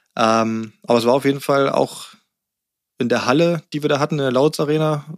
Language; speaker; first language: German; native; German